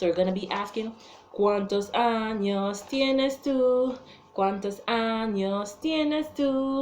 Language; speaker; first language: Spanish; non-native, fluent; English